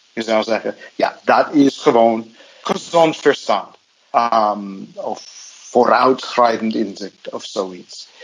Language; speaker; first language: Dutch; non-native, fluent; English